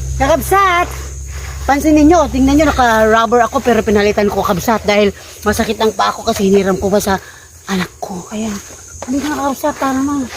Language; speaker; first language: Filipino; non-native, local second language; Iloko